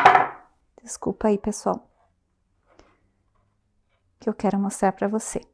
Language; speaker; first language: Portuguese; native; Portuguese